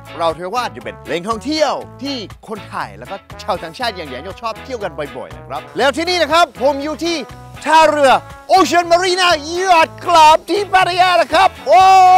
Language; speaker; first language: Thai; non-native, fluent; English